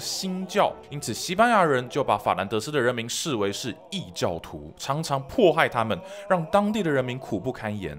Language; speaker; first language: Chinese; native; Chinese